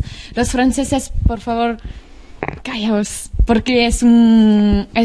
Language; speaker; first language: Spanish; non-native, learner; French